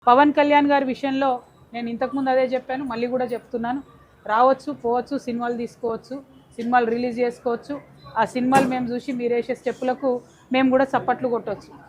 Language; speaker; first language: Telugu; native; Telugu